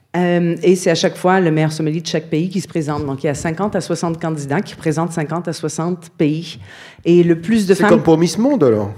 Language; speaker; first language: French; native; French